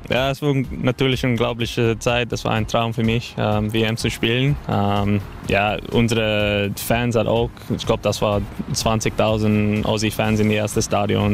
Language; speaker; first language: German; non-native, learner; English